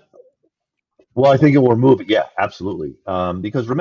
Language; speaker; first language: English; native; English